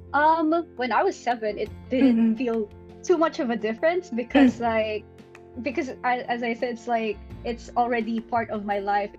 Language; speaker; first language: English; non-native, local second language; Filipino